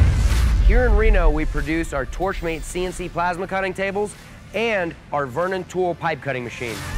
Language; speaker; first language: English; native; English